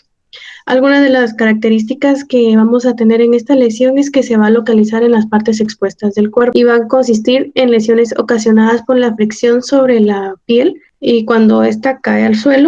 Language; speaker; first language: Spanish; native; Spanish